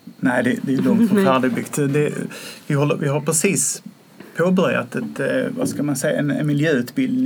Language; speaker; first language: Swedish; native; Swedish